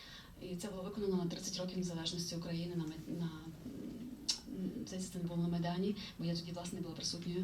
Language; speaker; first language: Ukrainian; native; Ukrainian